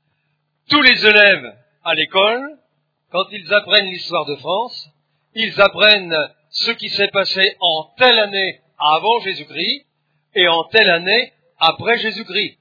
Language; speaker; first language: French; native; French